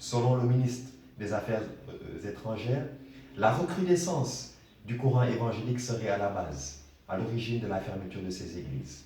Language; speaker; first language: French; non-native, local second language; Wolof